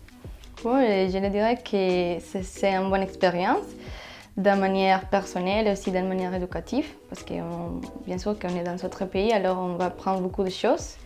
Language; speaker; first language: French; non-native, fluent; Spanish